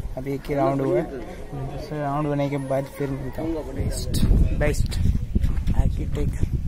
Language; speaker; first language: Hindi; non-native, local second language; Marathi